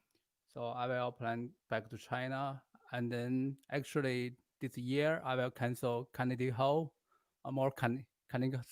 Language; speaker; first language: English; non-native, learner; Chinese